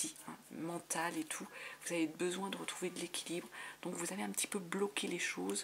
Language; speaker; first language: French; native; French